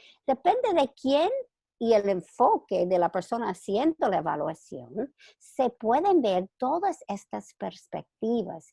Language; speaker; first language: Spanish; non-native, fluent; English